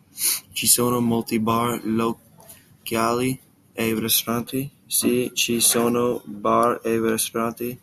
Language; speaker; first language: Italian; non-native, learner; English